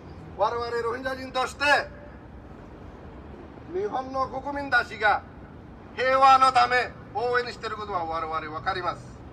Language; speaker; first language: Japanese; non-native, fluent; Rohingya